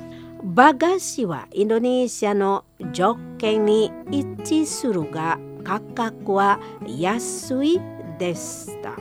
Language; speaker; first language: Japanese; non-native, fluent; Indonesian